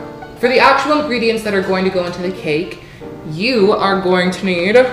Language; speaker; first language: English; native; English